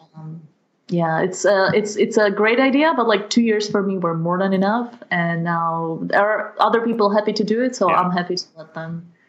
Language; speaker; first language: English; non-native, fluent; Slovak